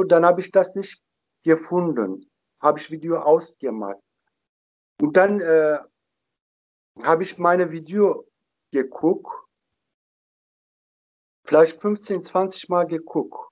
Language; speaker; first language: German; non-native, learner; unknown